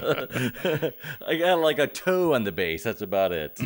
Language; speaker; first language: English; native; English